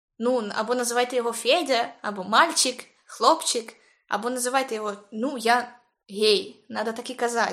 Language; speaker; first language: Ukrainian; native; Ukrainian